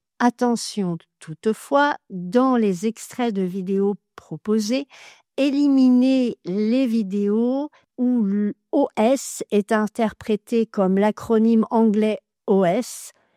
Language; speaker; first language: French; native; French